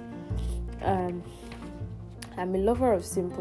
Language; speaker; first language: English; non-native, local second language; Igbo